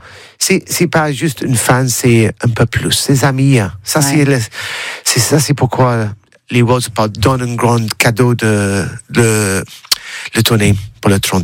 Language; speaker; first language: French; non-native, learner; English